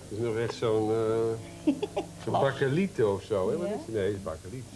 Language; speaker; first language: Dutch; native; Dutch